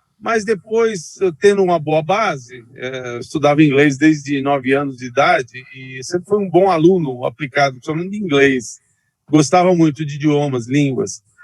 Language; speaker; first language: Portuguese; native; Portuguese